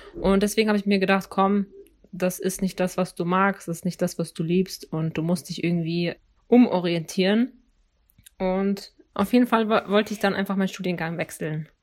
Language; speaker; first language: German; early bilingual, other home language; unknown